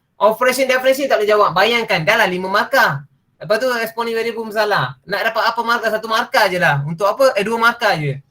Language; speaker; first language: Malay; non-native, local second language; Tamil